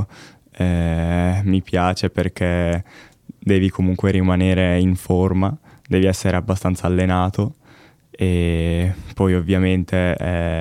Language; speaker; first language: English; non-native, learner; Italian